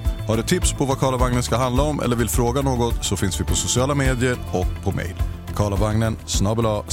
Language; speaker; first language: Swedish; native; Swedish